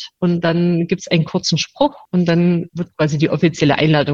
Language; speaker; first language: German; non-native, local second language; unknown